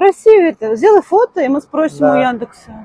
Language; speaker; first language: Russian; native; Russian